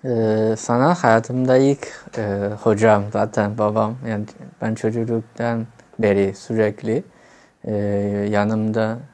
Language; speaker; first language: Turkish; non-native, fluent; Chinese